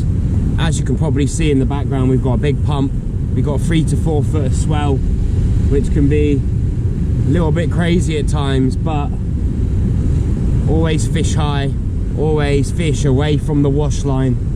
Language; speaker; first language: English; native; English